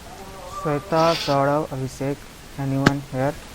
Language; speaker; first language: Hindi; native; Hindi